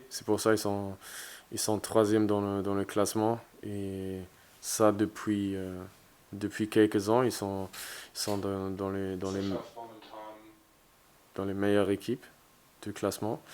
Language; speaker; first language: French; non-native, fluent; German